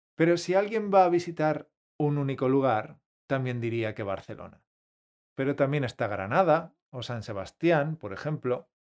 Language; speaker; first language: Spanish; native; Spanish